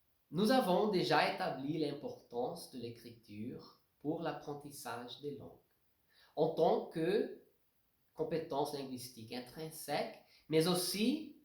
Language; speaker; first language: French; non-native, fluent; Portuguese